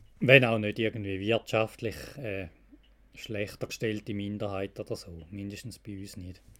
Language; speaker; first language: German; native; German